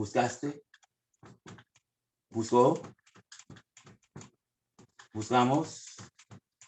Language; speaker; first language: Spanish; non-native, learner; English